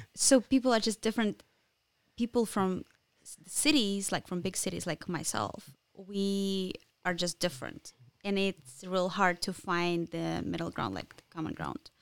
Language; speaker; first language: English; non-native, fluent; Ukrainian